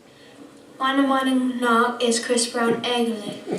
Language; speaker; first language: German; non-native, learner; English